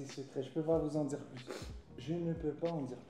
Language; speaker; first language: French; native; French